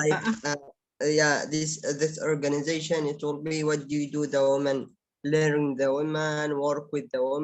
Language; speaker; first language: English; non-native, learner; Arabic